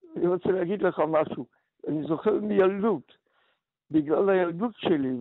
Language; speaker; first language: Hebrew; early bilingual, other home language; Polish